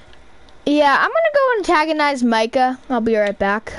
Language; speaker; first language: English; native; English